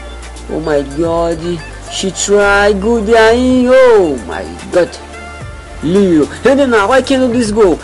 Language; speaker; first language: English; non-native, learner; Portuguese